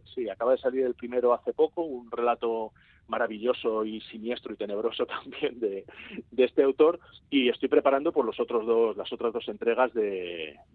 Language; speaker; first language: Spanish; native; Spanish